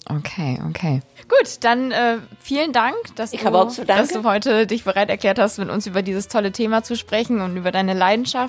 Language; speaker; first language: German; native; German